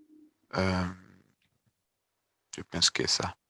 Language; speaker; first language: French; non-native, learner; Portuguese